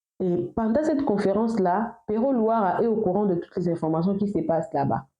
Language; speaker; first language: French; non-native, local second language; Lingala